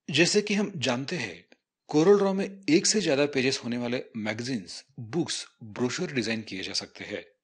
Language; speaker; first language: Hindi; non-native, local second language; Marathi